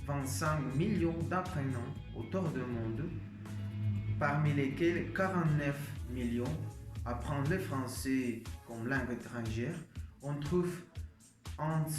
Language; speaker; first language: French; non-native, learner; Spanish